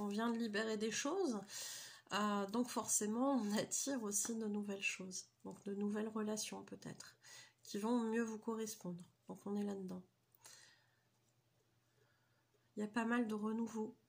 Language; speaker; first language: French; native; French